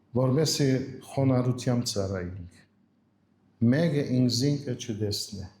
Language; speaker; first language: Armenian; early bilingual, heritage; Armenian